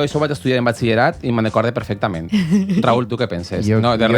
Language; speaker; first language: Catalan; native; Catalan